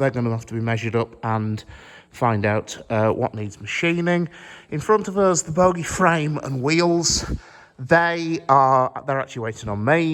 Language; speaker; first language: English; native; English